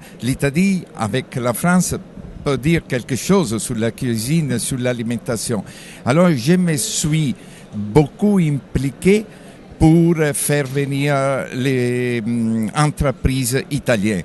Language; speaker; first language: French; non-native, fluent; Italian